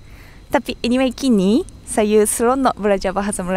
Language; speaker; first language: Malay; non-native, fluent; Japanese